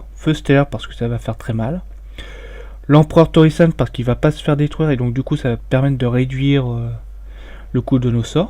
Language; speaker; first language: French; native; French